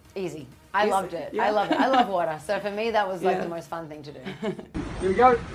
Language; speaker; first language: English; native; English